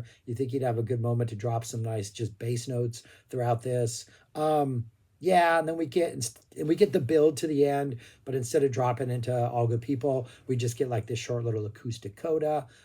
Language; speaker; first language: English; native; English